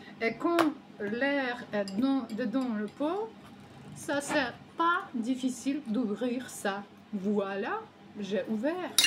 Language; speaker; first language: French; non-native, learner; Ukrainian